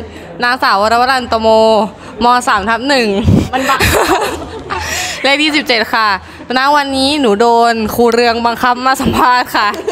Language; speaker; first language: Thai; native; Thai